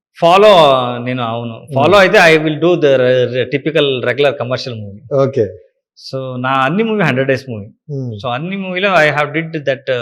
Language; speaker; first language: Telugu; non-native, learner; Kannada